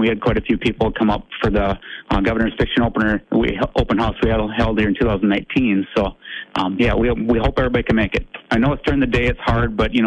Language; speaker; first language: English; native; English